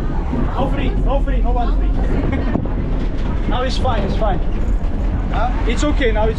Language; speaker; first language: English; non-native, learner; Turkish